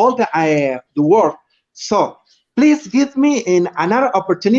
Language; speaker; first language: English; non-native, learner; Spanish